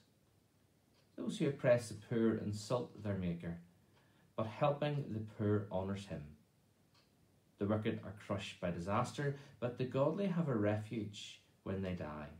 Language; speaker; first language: English; native; English